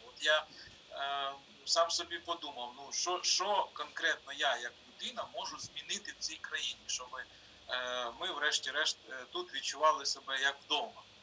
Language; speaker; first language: Ukrainian; native; Ukrainian